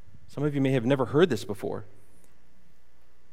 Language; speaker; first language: English; native; English